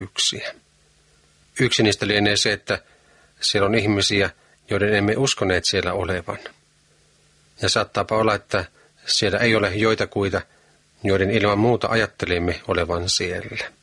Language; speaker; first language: Finnish; native; Finnish